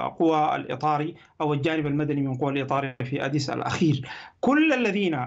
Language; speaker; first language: Arabic; native; Arabic